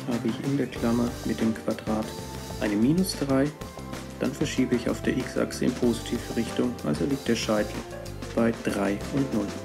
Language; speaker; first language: German; native; German